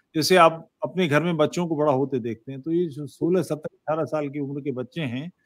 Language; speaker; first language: Hindi; native; Hindi